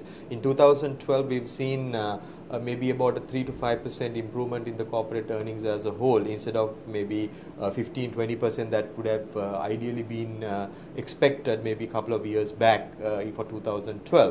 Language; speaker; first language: English; non-native, local second language; Sinhala